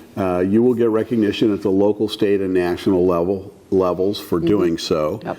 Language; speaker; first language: English; native; English